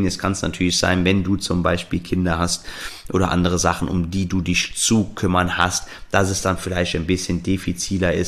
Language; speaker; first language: German; native; German